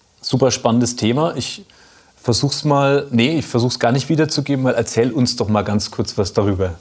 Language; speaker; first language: German; native; German